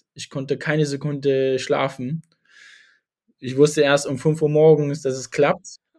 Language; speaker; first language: German; early bilingual, other home language; Kurdish